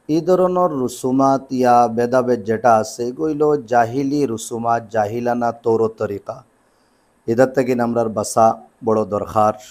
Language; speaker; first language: Bangla; native; Bangla